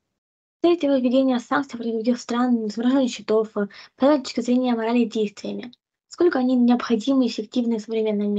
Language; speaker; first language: Russian; native; Russian